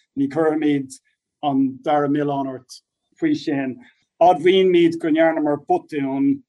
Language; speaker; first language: Irish; non-native, local second language; English